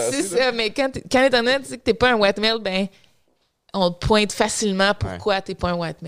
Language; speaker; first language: French; native; French